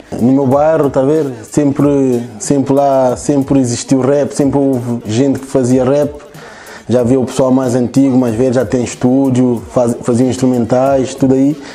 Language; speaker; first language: Portuguese; early bilingual, other home language; Kabuverdianu